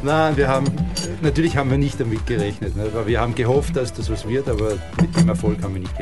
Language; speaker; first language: German; native; German